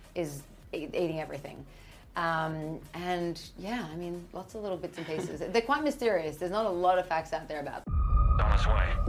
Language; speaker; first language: English; native; English